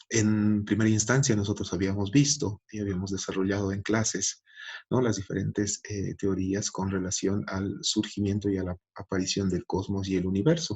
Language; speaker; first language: Spanish; native; Spanish